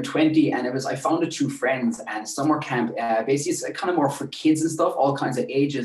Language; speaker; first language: English; native; English